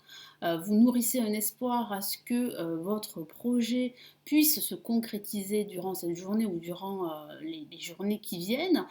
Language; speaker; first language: French; native; French